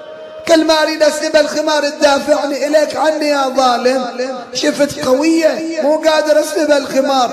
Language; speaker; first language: Arabic; native; Arabic